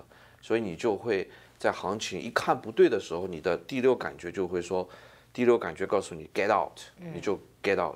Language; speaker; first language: Chinese; native; Chinese